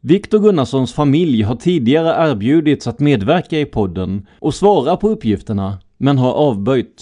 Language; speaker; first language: Swedish; native; Swedish